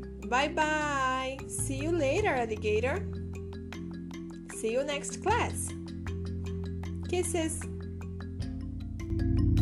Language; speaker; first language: English; non-native, fluent; Portuguese